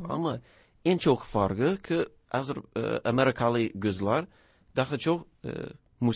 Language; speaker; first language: Turkish; non-native, learner; English